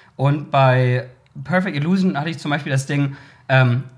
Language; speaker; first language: German; native; German